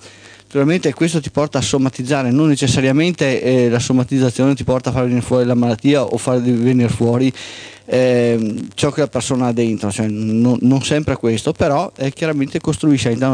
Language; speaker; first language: Italian; native; Italian